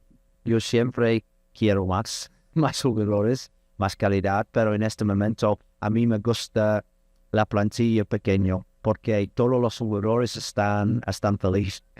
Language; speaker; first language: Spanish; non-native, learner; English